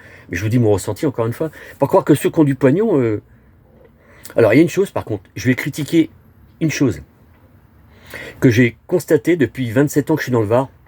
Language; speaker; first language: French; native; French